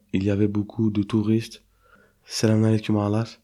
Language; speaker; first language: French; early bilingual, other home language; Turkish